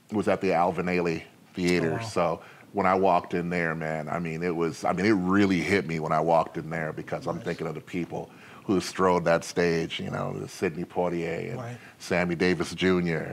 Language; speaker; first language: English; native; English